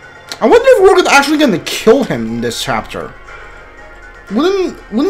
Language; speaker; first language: English; native; English